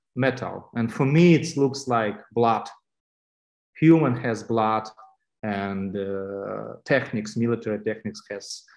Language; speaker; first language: English; non-native, fluent; Ukrainian